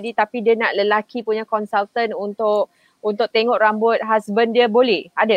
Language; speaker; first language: Malay; native; Malay